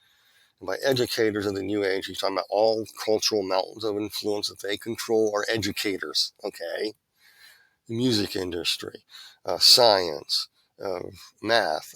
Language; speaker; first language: English; native; English